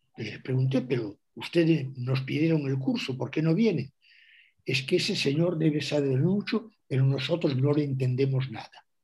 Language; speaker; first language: Spanish; non-native, local second language; Galician